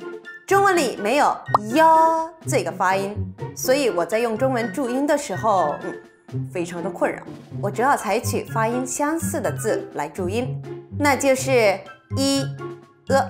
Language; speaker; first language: Chinese; non-native, fluent; Korean